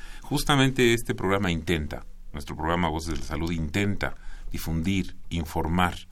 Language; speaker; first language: Spanish; native; Spanish